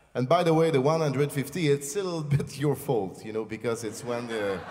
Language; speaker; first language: English; non-native, fluent; French